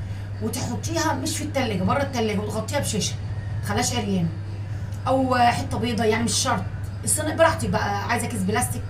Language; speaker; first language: Arabic; native; Arabic